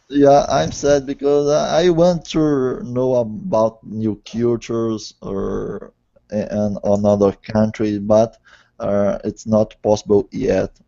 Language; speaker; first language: English; non-native, learner; Portuguese